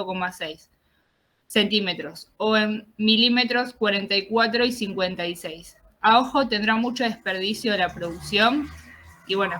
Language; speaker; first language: Spanish; native; Spanish